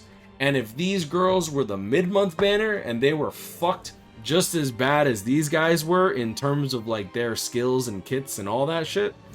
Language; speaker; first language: English; native; English